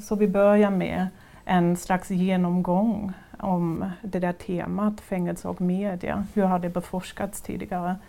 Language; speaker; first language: Swedish; non-native, fluent; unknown